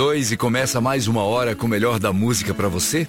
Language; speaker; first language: Portuguese; native; Portuguese